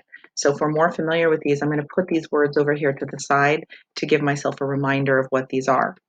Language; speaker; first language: English; native; English